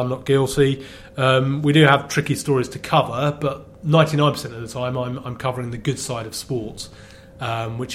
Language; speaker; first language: English; native; English